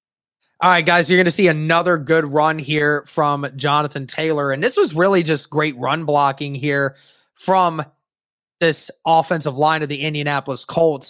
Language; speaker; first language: English; native; English